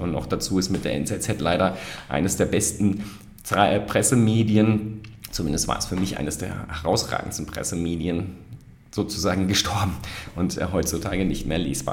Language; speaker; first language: German; native; German